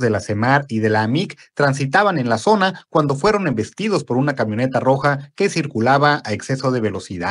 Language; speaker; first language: Spanish; native; Spanish